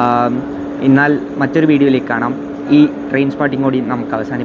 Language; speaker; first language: Malayalam; native; Malayalam